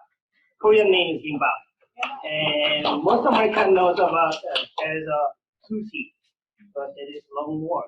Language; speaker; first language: English; non-native, learner; Korean